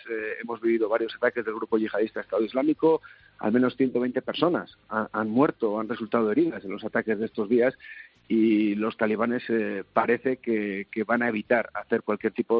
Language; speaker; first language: Spanish; native; Spanish